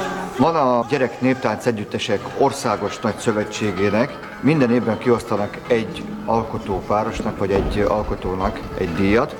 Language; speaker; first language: Hungarian; native; Hungarian